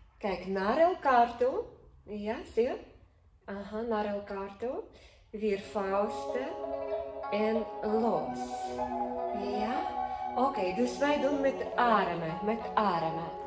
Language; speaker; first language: Dutch; non-native, learner; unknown